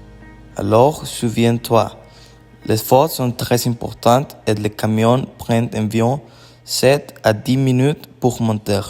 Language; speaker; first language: French; non-native, learner; Spanish